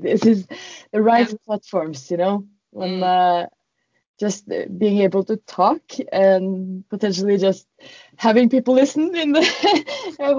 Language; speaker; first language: English; non-native, fluent; Norwegian